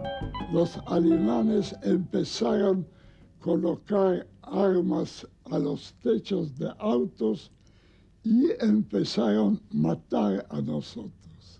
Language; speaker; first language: Spanish; non-native, learner; Yiddish